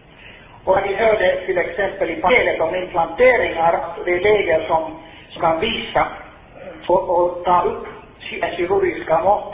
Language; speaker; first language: Swedish; non-native, fluent; Finnish